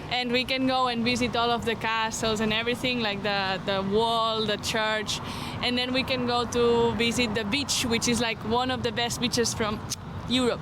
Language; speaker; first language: English; non-native, fluent; Romanian